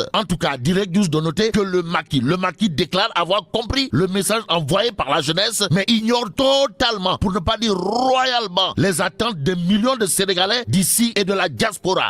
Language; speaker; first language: French; non-native, local second language; Wolof